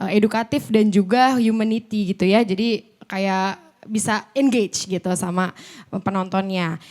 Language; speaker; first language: Indonesian; native; Indonesian